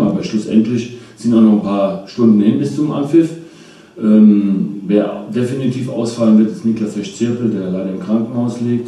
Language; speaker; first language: German; native; German